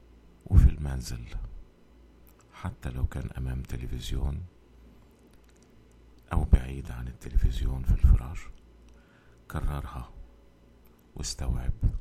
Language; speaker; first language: Arabic; native; Arabic